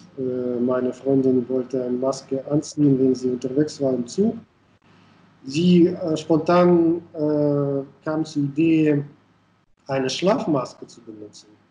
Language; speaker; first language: German; non-native, fluent; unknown